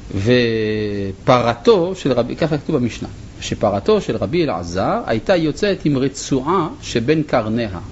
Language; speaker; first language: Hebrew; non-native, fluent; French